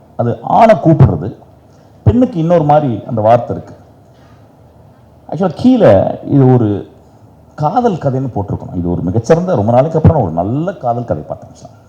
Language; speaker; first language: Tamil; native; Tamil